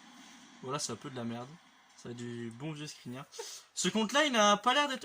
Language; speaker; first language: French; native; French